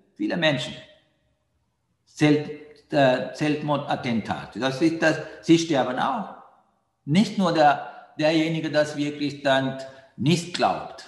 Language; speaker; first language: German; non-native, learner; Sinhala